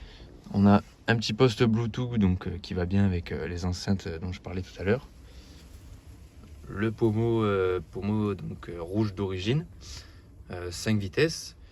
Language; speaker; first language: French; native; French